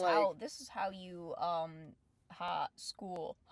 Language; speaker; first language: English; native; English